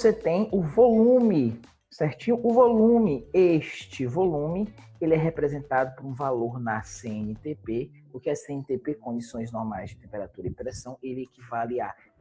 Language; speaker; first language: Portuguese; native; Portuguese